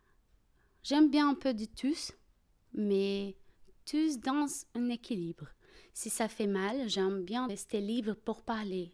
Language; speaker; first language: French; non-native, fluent; Portuguese